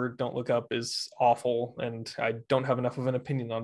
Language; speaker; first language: English; native; English